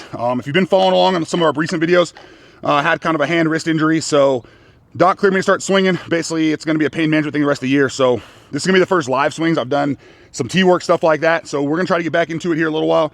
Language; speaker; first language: English; native; English